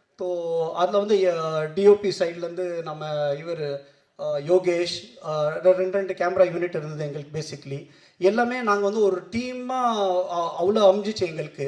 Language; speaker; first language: Tamil; non-native, local second language; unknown